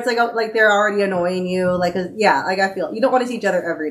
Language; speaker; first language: English; native; English